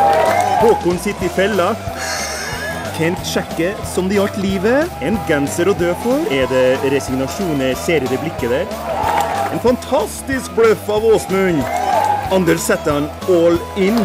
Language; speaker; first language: Norwegian; native; Norwegian